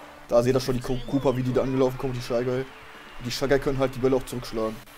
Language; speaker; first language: German; native; German